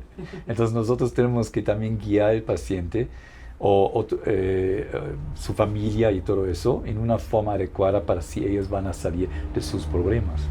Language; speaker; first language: Spanish; non-native, fluent; German